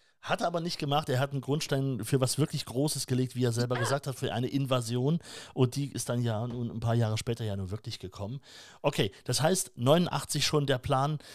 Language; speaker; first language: German; native; German